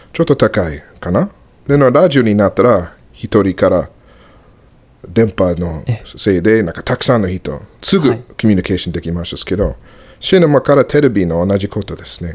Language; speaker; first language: Japanese; non-native, learner; English